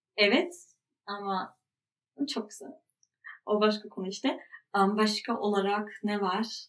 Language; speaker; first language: Turkish; early bilingual, heritage; Turkish